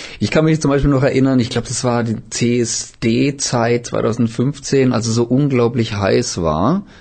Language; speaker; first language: German; native; German